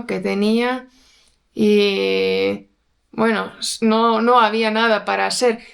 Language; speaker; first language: Spanish; non-native, fluent; Portuguese